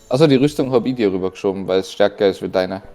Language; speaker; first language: German; native; German